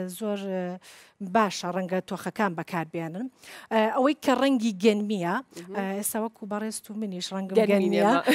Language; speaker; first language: Central Kurdish; non-native, local second language; Kurdish